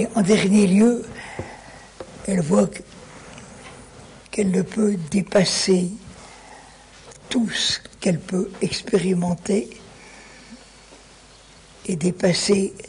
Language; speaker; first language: French; native; French